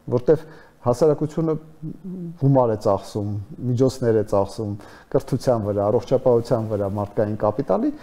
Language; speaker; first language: Armenian; native; Armenian